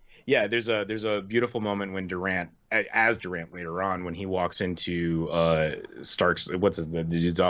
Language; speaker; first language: English; native; English